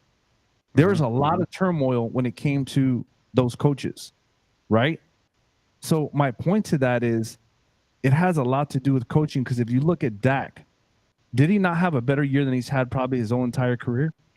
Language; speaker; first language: English; native; English